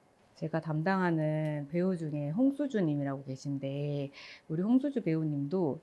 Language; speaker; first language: Korean; native; Korean